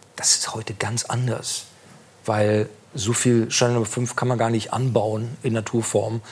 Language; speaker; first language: German; native; German